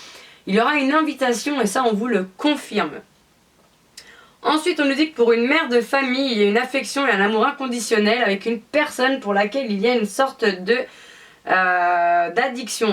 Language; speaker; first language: French; native; French